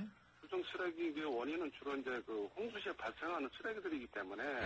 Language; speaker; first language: Korean; native; Korean